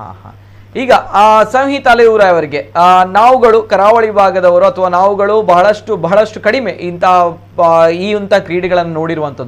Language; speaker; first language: Kannada; native; Kannada